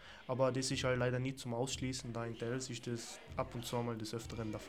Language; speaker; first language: German; early bilingual, other home language; Turkish